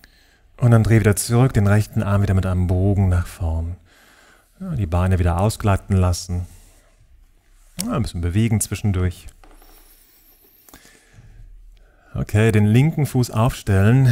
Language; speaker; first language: German; native; German